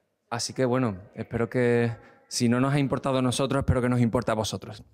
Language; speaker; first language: Spanish; native; Spanish